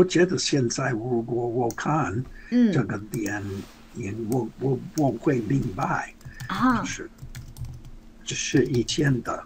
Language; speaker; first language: Chinese; non-native, learner; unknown